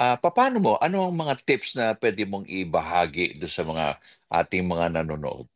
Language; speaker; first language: Filipino; native; Filipino